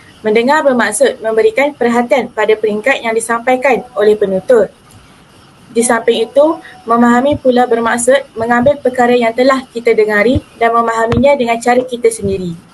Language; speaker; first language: Malay; native; Malay